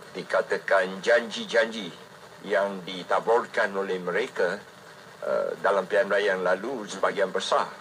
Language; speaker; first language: Malay; non-native, local second language; Hakka Chinese